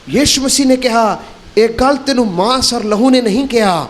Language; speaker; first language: Hindi; non-native, local second language; Punjabi